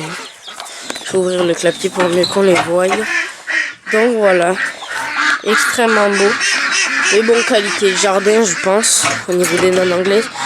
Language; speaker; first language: French; native; French